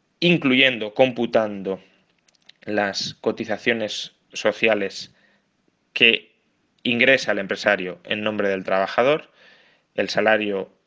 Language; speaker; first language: Spanish; native; Spanish